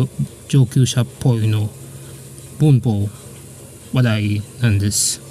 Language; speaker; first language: Japanese; non-native, fluent; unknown